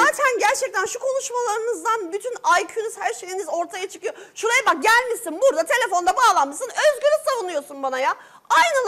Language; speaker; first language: Turkish; native; Turkish